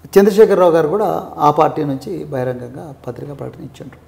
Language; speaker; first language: Telugu; native; Telugu